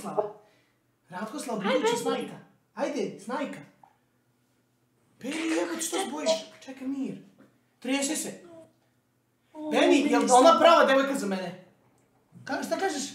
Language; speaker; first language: Bosnian; native; Bosnian